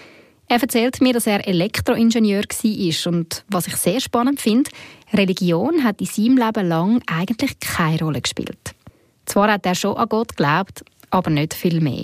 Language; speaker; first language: German; native; German